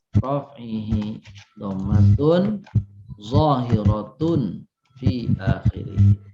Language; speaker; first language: Arabic; non-native, fluent; Indonesian